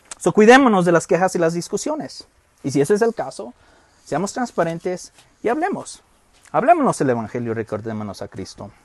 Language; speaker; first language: Spanish; early bilingual, heritage; Spanish